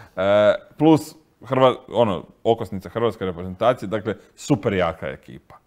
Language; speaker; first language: Croatian; native; Croatian